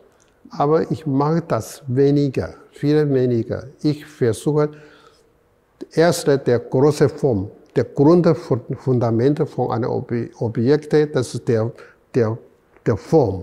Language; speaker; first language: German; non-native, fluent; Chinese